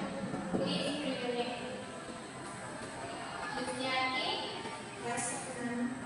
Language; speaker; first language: English; non-native, learner; Indonesian